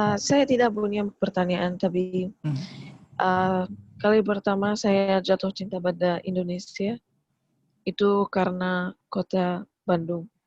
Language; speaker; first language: Indonesian; non-native, fluent; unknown